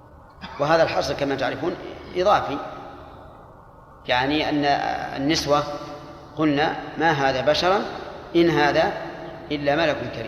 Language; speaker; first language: Arabic; native; Arabic